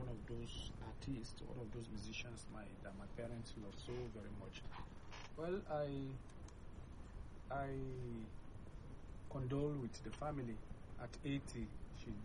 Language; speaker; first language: English; non-native, local second language; Yoruba